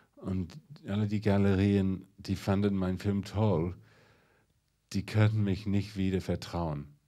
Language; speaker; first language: German; non-native, fluent; English